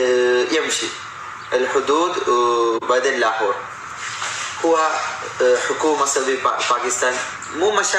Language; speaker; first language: Arabic; non-native, learner; Malayalam